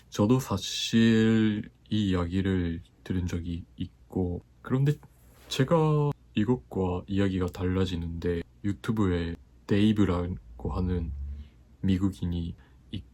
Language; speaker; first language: Korean; non-native, fluent; Japanese